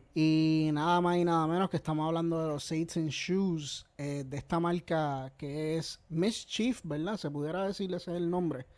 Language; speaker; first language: Spanish; native; Spanish